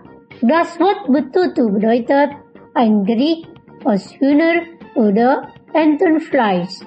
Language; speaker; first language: German; non-native, fluent; Indonesian